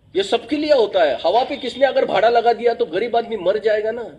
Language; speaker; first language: Hindi; native; Hindi